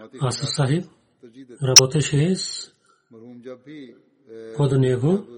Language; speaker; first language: Bulgarian; non-native, learner; Urdu